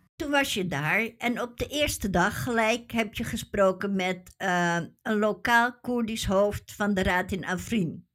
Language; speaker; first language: Dutch; native; Dutch